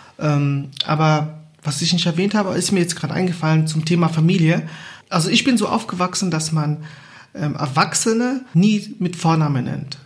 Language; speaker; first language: German; non-native, fluent; Portuguese